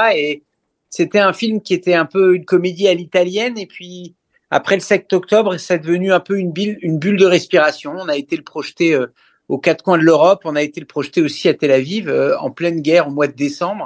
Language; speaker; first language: French; native; French